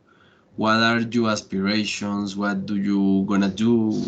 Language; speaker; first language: English; non-native, learner; Spanish